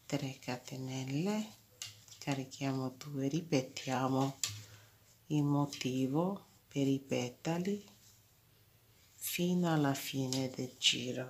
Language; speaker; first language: Italian; non-native, fluent; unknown